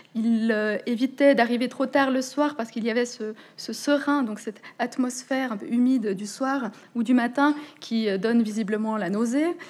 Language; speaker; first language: French; native; French